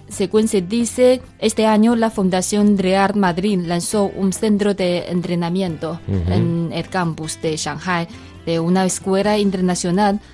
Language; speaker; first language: Spanish; non-native, fluent; Chinese